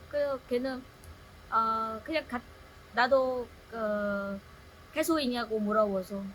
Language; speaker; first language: Korean; non-native, learner; Vietnamese